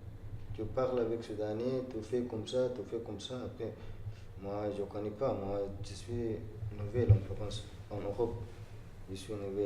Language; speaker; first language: French; non-native, learner; Arabic